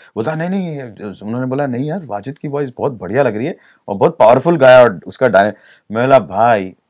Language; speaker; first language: Hindi; native; Hindi